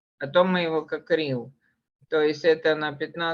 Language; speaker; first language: Russian; native; Russian